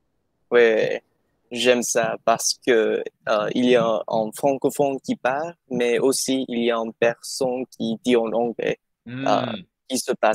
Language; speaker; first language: French; non-native, learner; English